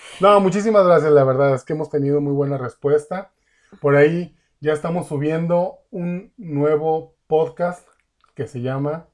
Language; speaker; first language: Spanish; native; Spanish